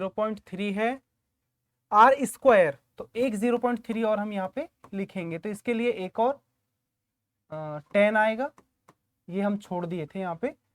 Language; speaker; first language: Hindi; native; Hindi